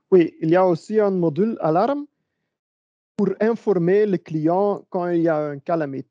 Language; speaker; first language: French; non-native, learner; Dutch